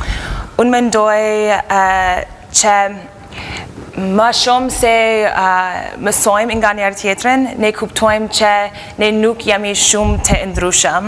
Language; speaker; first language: Albanian; non-native, learner; English